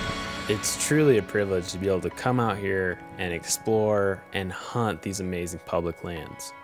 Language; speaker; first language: English; native; English